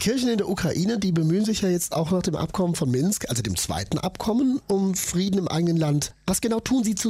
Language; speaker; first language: German; native; German